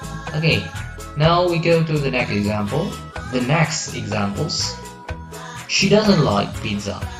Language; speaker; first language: English; non-native, fluent; Indonesian